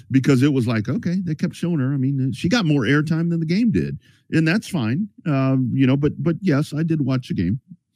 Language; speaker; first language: English; native; English